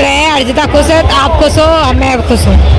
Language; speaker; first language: Hindi; native; Hindi